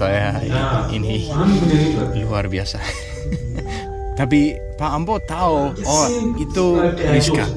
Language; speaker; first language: Indonesian; non-native, learner; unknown